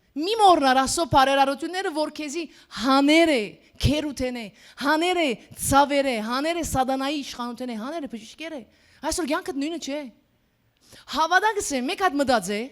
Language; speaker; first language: Armenian; early bilingual, heritage; Armenian